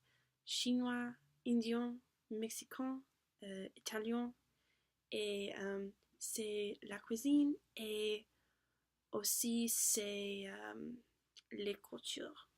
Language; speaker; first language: French; non-native, learner; English